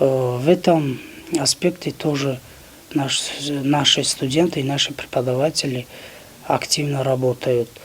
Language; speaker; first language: Russian; non-native, local second language; Tajik